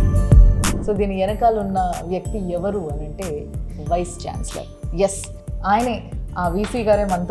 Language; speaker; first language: Telugu; native; Telugu